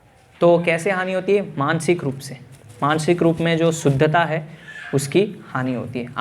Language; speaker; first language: Hindi; native; Hindi